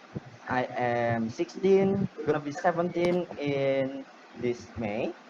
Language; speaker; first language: English; non-native, learner; Indonesian